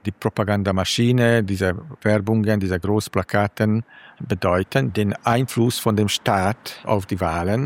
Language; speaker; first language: German; non-native, fluent; Hungarian